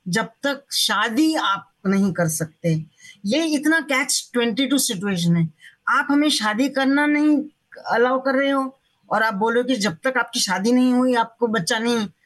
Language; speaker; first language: Hindi; non-native, local second language; Marathi